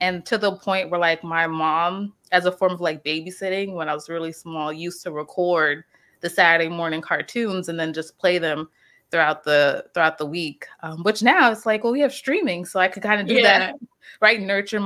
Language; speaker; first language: English; native; English